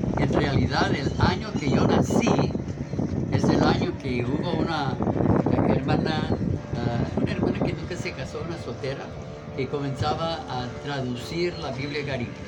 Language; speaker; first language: Spanish; non-native, fluent; English